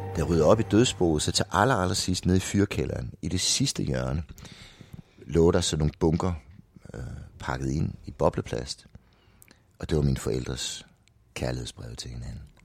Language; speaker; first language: Danish; native; Danish